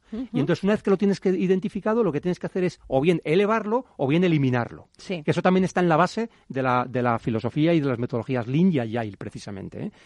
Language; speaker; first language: Spanish; native; Spanish